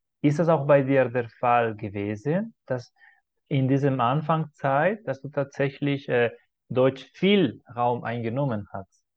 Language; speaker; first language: German; non-native, fluent; Spanish